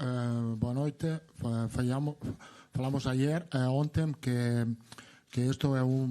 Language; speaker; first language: Portuguese; non-native, learner; Italian